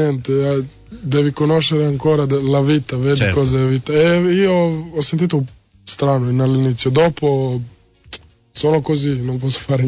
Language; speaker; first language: Italian; non-native, learner; Serbian